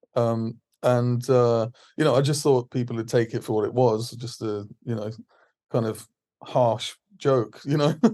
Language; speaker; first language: English; native; English